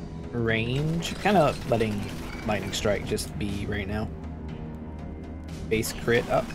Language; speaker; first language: English; native; English